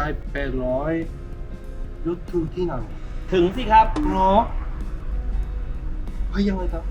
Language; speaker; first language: Thai; non-native, learner; Japanese